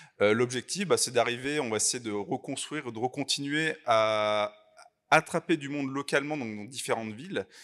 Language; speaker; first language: French; native; French